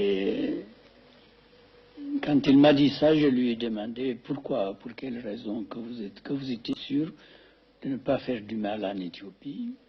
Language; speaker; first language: French; non-native, fluent; Amharic